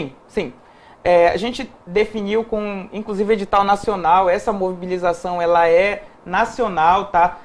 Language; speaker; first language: Portuguese; native; Portuguese